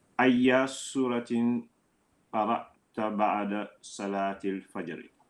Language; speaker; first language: Arabic; non-native, learner; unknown